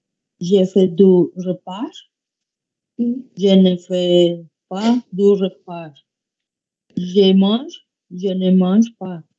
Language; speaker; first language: French; non-native, learner; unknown